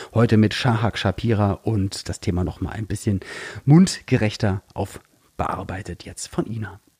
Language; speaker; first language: German; native; German